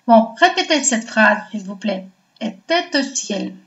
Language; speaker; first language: French; non-native, fluent; Russian